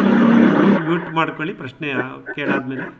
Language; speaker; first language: Kannada; native; Kannada